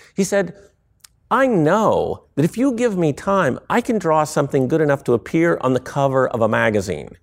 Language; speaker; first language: English; native; English